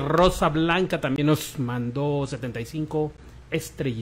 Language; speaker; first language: Spanish; native; Spanish